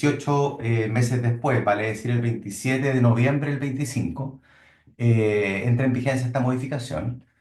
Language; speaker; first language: Spanish; native; Spanish